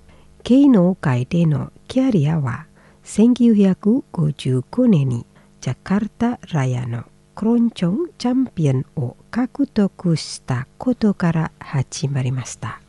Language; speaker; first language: Japanese; non-native, fluent; Indonesian